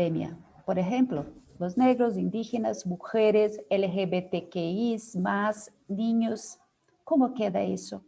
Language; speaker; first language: Spanish; non-native, fluent; Portuguese